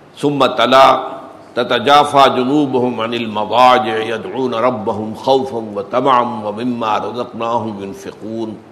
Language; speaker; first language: Urdu; native; Urdu